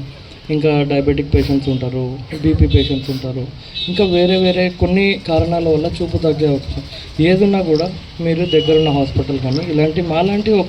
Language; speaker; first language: Telugu; native; Telugu